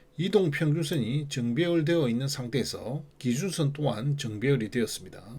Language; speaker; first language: Korean; native; Korean